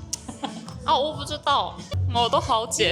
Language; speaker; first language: Chinese; non-native, learner; Korean